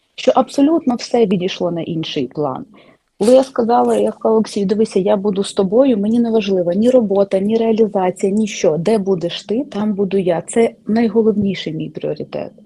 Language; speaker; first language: Ukrainian; native; Ukrainian